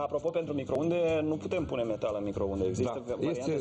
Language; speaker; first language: Romanian; native; Romanian